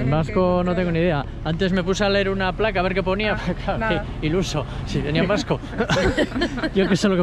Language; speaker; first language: Spanish; native; Spanish